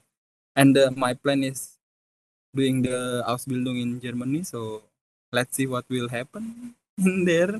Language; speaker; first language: English; non-native, fluent; Indonesian